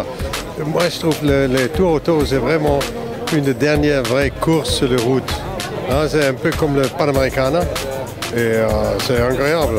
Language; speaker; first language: French; non-native, fluent; German